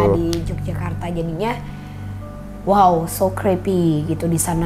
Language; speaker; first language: Indonesian; native; Indonesian